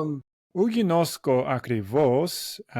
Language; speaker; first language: Greek; non-native, learner; English